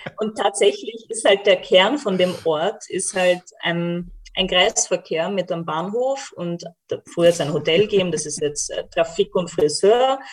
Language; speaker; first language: German; native; German